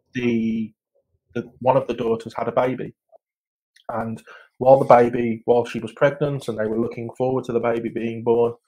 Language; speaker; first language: English; native; English